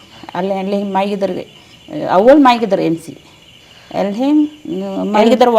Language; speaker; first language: Arabic; non-native, learner; Sinhala